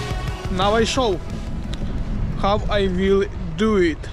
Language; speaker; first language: English; non-native, learner; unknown